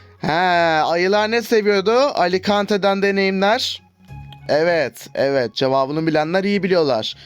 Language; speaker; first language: Turkish; native; Turkish